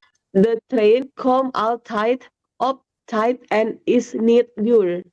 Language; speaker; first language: Dutch; non-native, learner; Indonesian